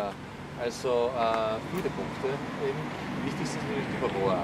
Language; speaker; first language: German; native; German